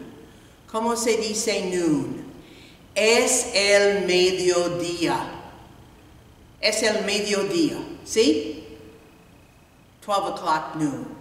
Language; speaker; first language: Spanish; non-native, fluent; English